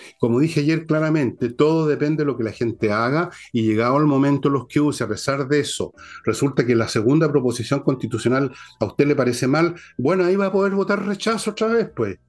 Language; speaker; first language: Spanish; native; Spanish